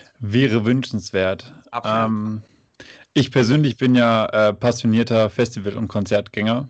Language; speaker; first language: German; native; German